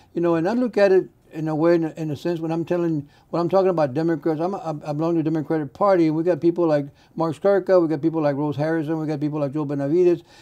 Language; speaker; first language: English; early bilingual, other home language; Spanish